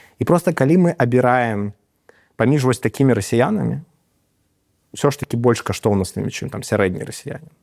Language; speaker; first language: Belarusian; non-native, local second language; Russian